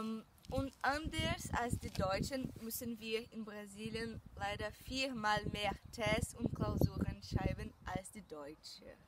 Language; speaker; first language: German; non-native, fluent; Portuguese